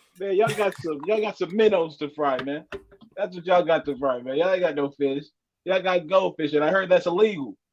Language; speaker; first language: English; native; English